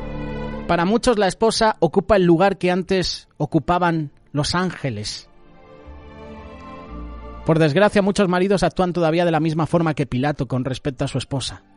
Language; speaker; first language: Spanish; native; Spanish